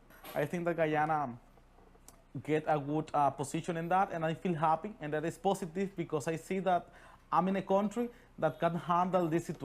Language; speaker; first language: English; non-native, learner; Spanish